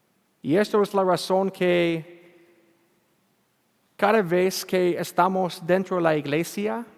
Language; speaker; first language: Spanish; non-native, learner; English